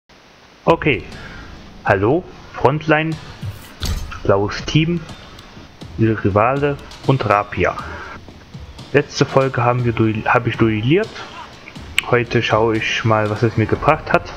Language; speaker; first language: German; native; German